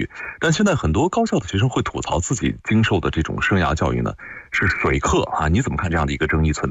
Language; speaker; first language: Chinese; native; Chinese